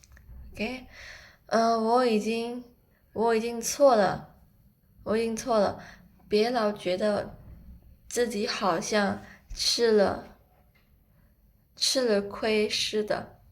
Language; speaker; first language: Chinese; non-native, fluent; Indonesian